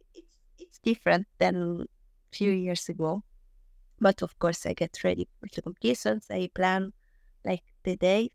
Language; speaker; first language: English; non-native, learner; Italian